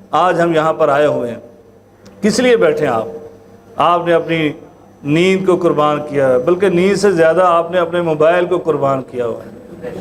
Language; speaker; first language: Urdu; non-native, local second language; Punjabi